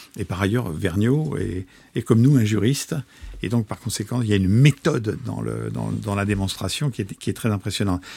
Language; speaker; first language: French; native; French